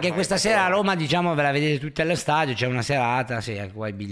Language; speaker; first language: Italian; native; Italian